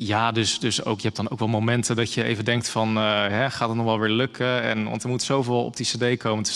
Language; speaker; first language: Dutch; native; Dutch